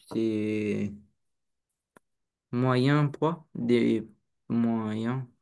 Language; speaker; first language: French; non-native, learner; Romanian